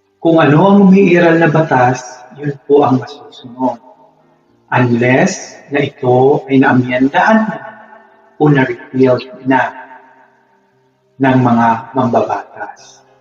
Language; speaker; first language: Filipino; native; Filipino